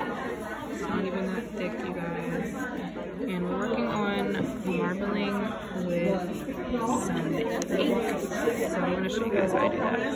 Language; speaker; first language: English; native; English